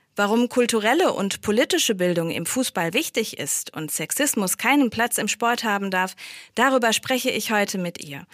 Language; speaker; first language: German; native; German